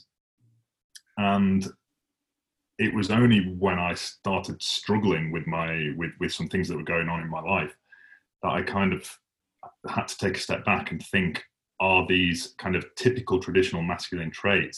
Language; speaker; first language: English; native; English